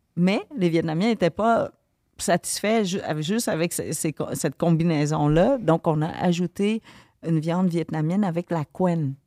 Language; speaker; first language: French; early bilingual, other home language; Vietnamese